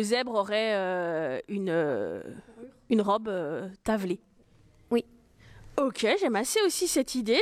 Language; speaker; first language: French; native; French